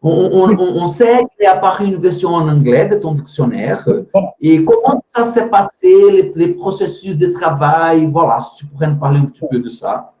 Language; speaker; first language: French; non-native, fluent; Portuguese